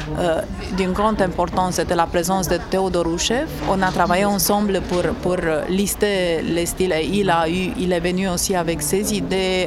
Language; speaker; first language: French; non-native, fluent; Romanian